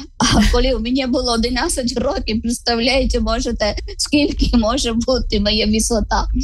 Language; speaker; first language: Ukrainian; non-native, fluent; Malayalam